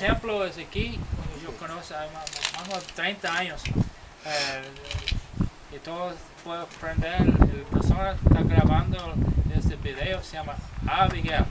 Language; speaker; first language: Spanish; non-native, learner; English